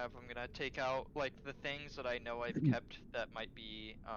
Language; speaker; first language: English; native; English